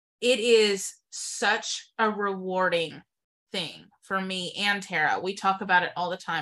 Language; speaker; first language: English; native; English